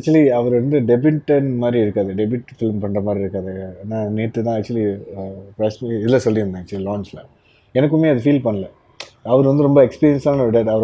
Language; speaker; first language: Tamil; native; Tamil